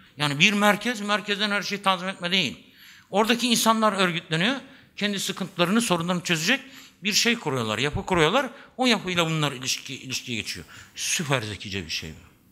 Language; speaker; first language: Turkish; native; Turkish